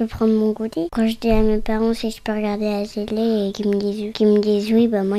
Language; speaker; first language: French; native; French